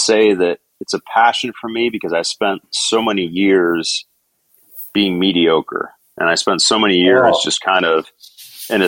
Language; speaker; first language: English; native; English